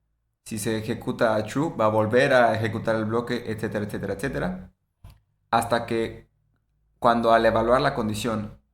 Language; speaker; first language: Spanish; native; Spanish